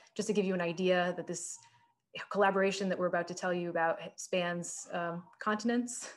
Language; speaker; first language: English; native; English